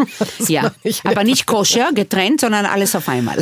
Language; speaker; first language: German; early bilingual, other home language; Hebrew